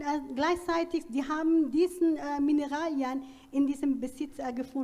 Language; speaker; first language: German; non-native, learner; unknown